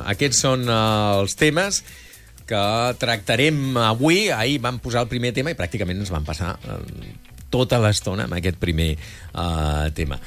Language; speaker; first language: Catalan; native; Catalan